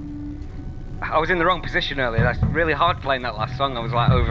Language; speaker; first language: English; native; English